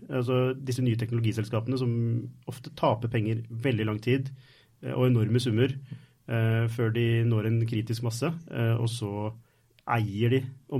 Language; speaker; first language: Norwegian; native; Norwegian